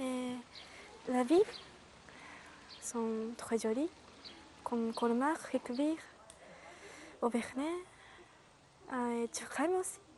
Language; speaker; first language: French; non-native, learner; Japanese